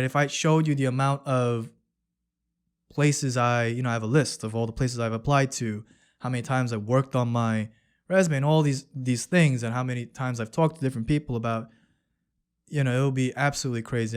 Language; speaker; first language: English; early bilingual, other home language; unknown